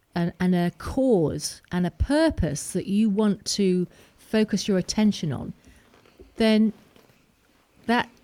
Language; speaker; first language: English; native; English